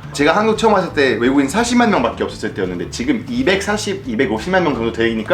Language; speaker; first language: Korean; non-native, fluent; French